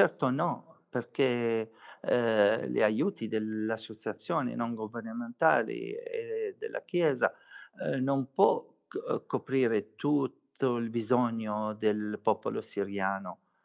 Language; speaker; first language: Italian; non-native, fluent; Arabic